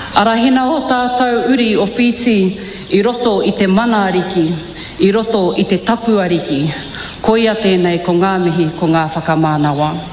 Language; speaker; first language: Māori; native; Māori